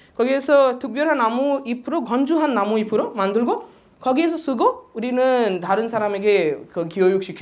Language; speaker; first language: Korean; non-native, fluent; Odia